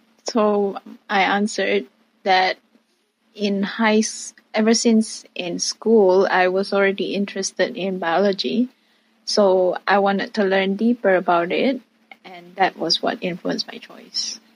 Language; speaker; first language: English; native; English